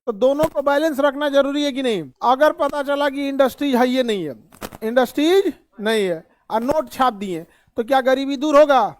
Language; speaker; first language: Hindi; native; Hindi